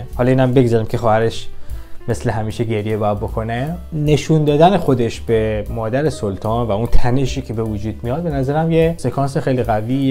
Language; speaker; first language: Persian; native; Persian